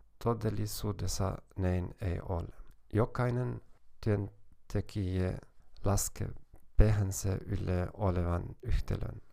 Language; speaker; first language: Finnish; non-native, learner; German